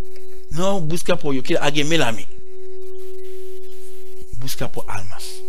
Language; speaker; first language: Spanish; non-native, learner; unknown